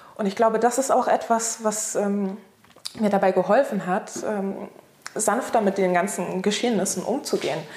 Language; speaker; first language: German; native; German